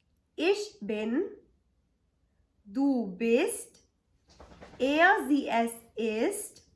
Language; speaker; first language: German; non-native, fluent; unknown